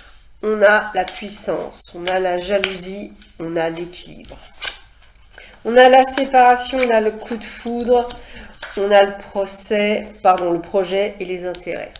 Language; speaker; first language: French; native; French